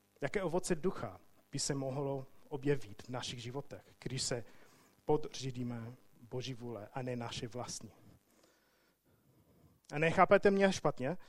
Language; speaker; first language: Czech; non-native, fluent; English